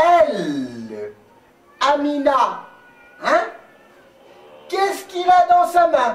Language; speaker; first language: French; non-native, local second language; Arabic